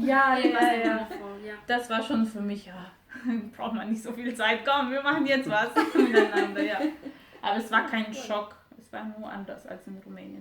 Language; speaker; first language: German; non-native, fluent; Romanian